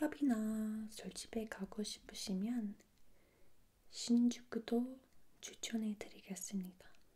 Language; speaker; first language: Korean; non-native, fluent; English